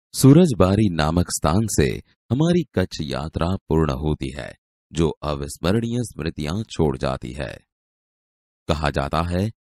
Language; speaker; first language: Hindi; non-native, local second language; Gujarati